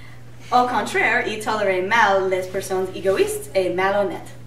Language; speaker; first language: French; non-native, learner; English